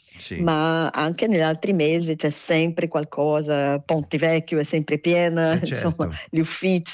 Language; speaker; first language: Italian; non-native, fluent; Portuguese